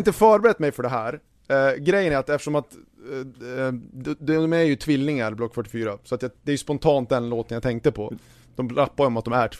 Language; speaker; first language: Swedish; native; Swedish